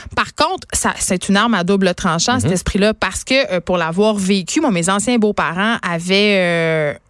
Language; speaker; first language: French; native; French